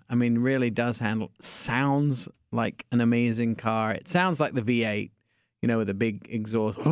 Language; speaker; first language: English; native; English